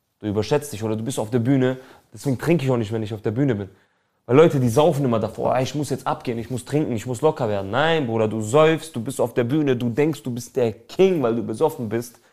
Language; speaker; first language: German; early bilingual, other home language; Albanian